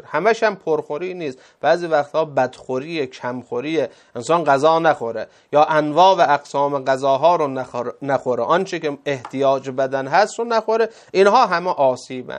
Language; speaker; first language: Persian; native; Persian